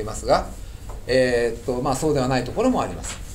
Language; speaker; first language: Japanese; native; Japanese